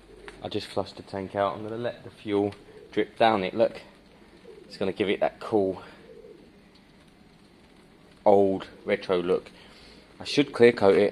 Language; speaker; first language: English; native; English